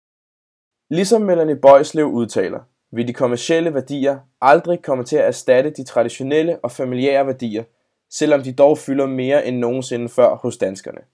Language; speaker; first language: Danish; native; Danish